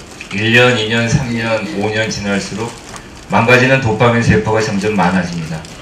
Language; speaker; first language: Korean; native; Korean